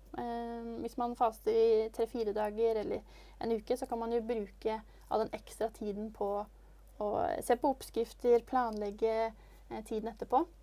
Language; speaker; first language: Norwegian; native; Norwegian